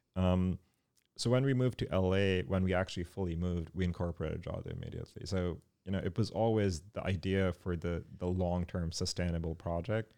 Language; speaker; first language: English; non-native, local second language; Urdu